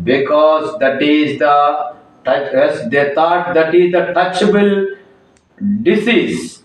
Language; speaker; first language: English; non-native, local second language; Telugu